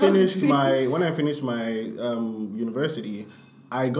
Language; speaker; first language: English; non-native, local second language; Yoruba